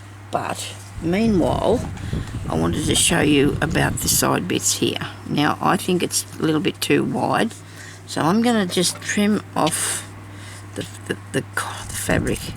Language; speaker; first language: English; native; English